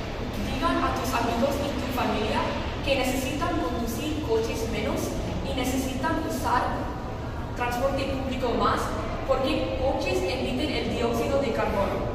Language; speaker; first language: Spanish; non-native, learner; English